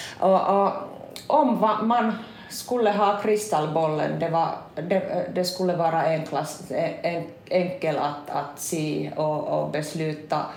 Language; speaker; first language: Swedish; non-native, local second language; Finnish